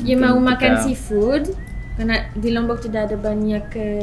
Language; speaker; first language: Indonesian; non-native, learner; French